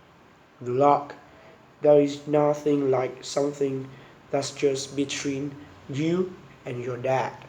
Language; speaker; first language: English; non-native, learner; Vietnamese